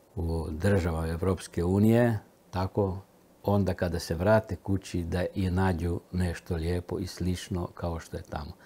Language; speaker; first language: Croatian; early bilingual, heritage; Romanian